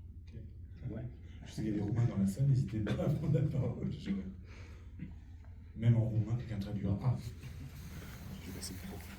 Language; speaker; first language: French; native; French